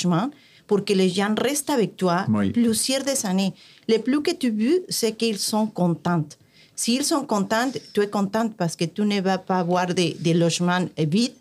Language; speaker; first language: French; non-native, fluent; Spanish